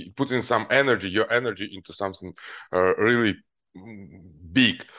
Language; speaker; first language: English; non-native, fluent; Russian